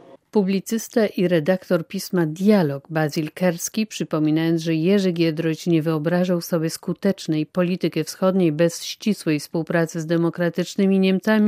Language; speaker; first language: Polish; native; Polish